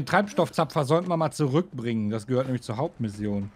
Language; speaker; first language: German; native; German